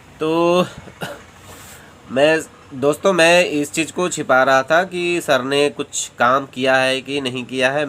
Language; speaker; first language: Hindi; native; Hindi